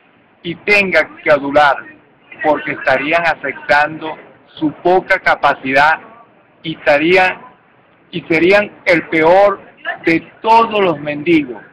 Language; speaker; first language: Spanish; native; Spanish